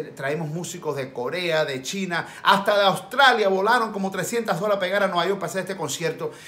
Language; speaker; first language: Spanish; early bilingual, heritage; Spanish